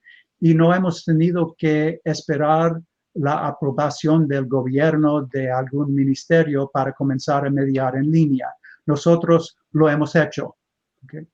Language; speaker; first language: Spanish; non-native, fluent; English